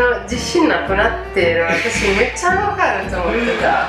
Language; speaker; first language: Japanese; non-native, fluent; Italian